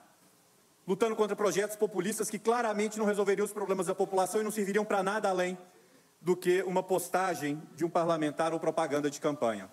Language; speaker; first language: Portuguese; native; Portuguese